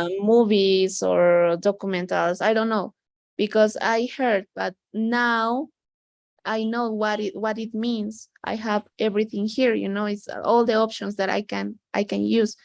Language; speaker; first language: English; non-native, learner; Spanish